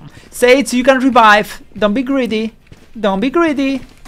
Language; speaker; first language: English; non-native, learner; Spanish